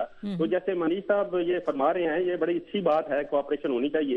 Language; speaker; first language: Urdu; native; Urdu